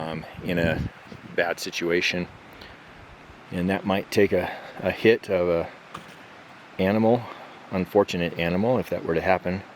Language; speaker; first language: English; native; English